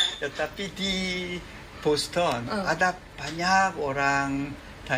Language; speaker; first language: Indonesian; non-native, learner; Korean